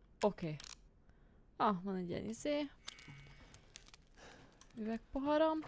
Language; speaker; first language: Hungarian; native; Hungarian